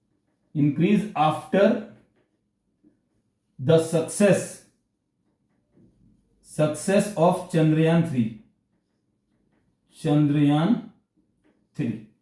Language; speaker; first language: Hindi; native; Hindi